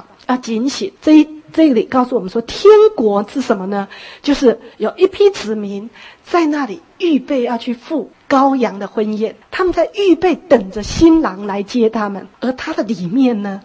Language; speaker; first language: Chinese; native; Chinese